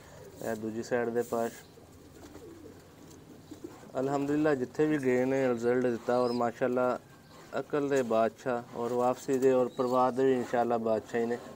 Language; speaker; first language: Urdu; non-native, local second language; Punjabi